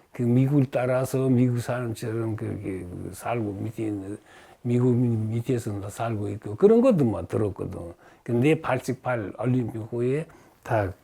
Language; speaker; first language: Korean; early bilingual, heritage; Russian